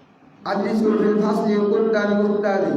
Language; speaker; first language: Arabic; non-native, learner; Bangla